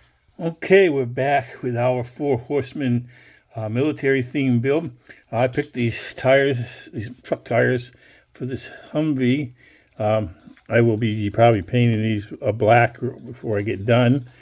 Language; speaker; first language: English; native; English